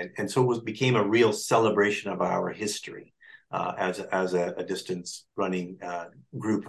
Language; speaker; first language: English; native; English